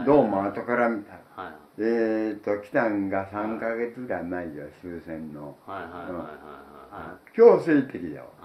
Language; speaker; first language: Japanese; native; Japanese